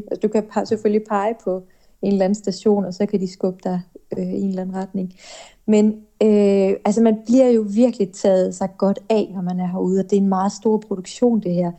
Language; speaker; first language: Danish; native; Danish